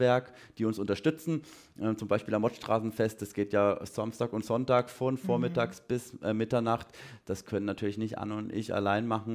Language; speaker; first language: German; native; German